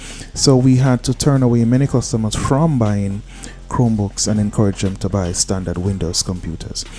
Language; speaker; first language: English; native; English